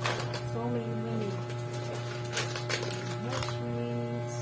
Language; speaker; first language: English; non-native, local second language; Filipino